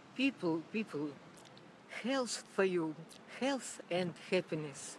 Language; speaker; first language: English; non-native, fluent; Russian